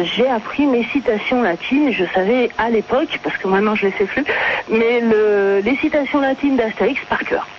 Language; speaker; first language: French; early bilingual, other home language; Portuguese